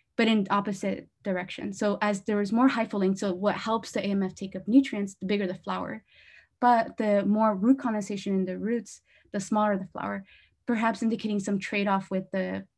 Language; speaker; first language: English; native; English